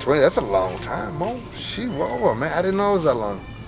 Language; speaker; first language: English; early bilingual, other home language; Spanish